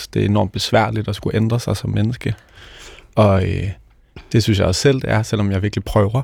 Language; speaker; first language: Danish; native; Danish